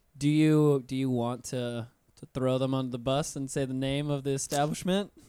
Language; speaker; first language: English; native; English